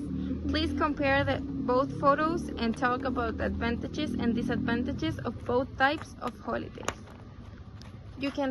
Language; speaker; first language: English; non-native, fluent; Spanish